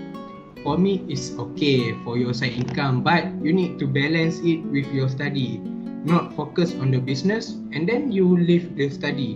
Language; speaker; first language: English; non-native, learner; Malay